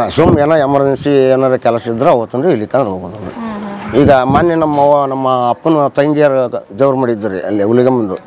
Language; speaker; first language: Kannada; native; Kannada